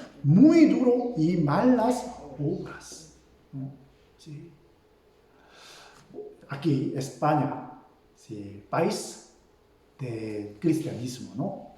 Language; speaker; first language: Spanish; non-native, fluent; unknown